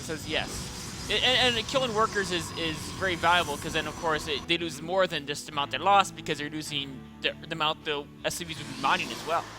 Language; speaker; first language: English; native; English